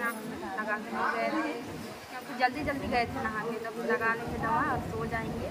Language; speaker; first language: Hindi; native; Hindi